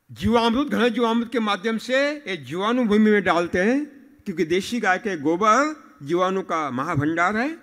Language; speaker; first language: Hindi; non-native, local second language; Marathi